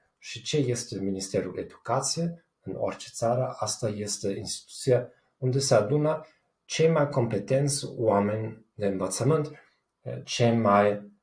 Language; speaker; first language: Romanian; non-native, fluent; German